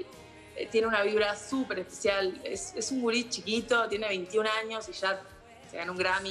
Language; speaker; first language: Spanish; native; Spanish